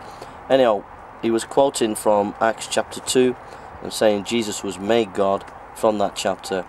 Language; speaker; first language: English; native; English